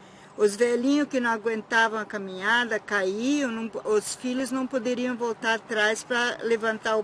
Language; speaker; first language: Portuguese; early bilingual, other home language; Ukrainian